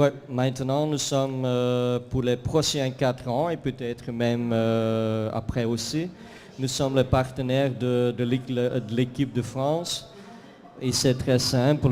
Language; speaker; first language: French; non-native, fluent; Dutch